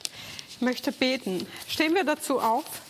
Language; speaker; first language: German; non-native, fluent; Portuguese